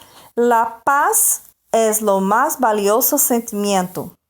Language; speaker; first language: Spanish; non-native, fluent; Portuguese